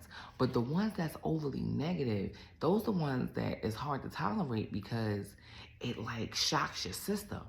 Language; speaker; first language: English; native; English